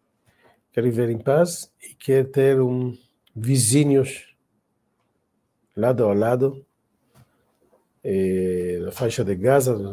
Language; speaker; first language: Portuguese; non-native, fluent; Hebrew